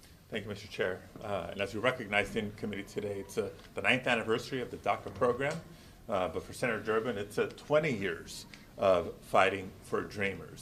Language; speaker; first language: English; early bilingual, other home language; Spanish